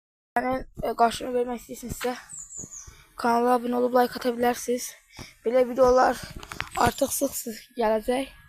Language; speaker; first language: Turkish; non-native, learner; Azerbaijani